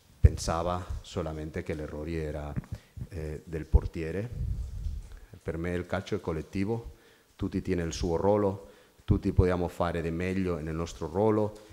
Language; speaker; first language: Italian; non-native, fluent; Spanish